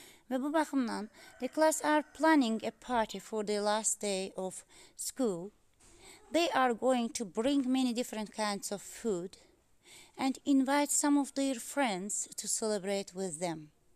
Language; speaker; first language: English; non-native, fluent; Azerbaijani